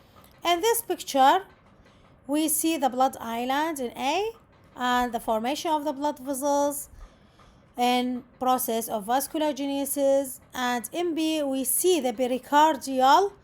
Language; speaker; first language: English; non-native, local second language; Arabic